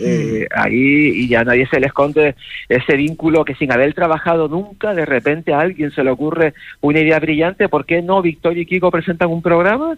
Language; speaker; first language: Spanish; native; Spanish